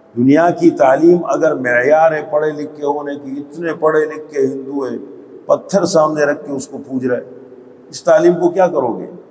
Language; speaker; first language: Urdu; non-native, local second language; Pashto